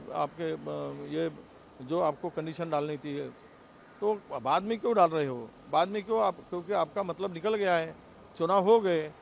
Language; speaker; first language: Hindi; non-native, local second language; Marathi